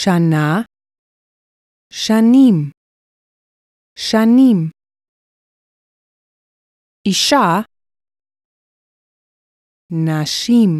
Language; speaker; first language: Hebrew; non-native, fluent; English